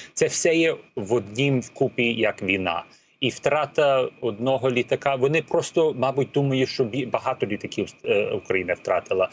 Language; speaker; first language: Ukrainian; early bilingual, heritage; Ukrainian